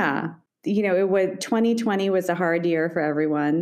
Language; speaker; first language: English; native; English